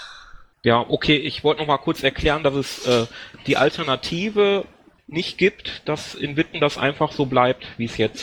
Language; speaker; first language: German; native; German